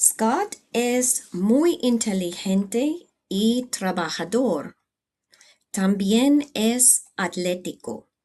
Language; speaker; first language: Spanish; non-native, fluent; English